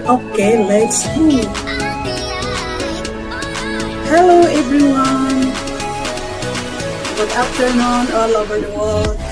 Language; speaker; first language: English; non-native, local second language; Filipino